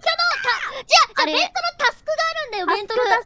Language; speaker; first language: Japanese; native; Japanese